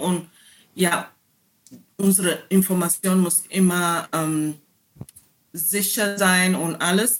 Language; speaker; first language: German; non-native, learner; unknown